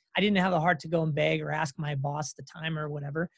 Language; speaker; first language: English; native; English